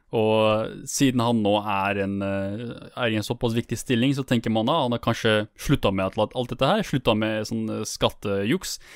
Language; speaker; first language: Norwegian; native; Norwegian